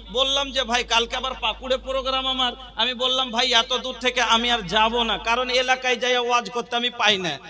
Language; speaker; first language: Bangla; native; Bangla